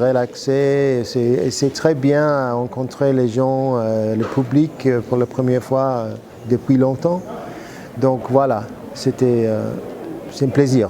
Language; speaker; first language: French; non-native, fluent; English